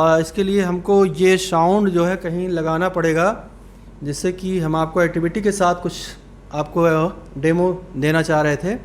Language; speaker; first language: Hindi; native; Hindi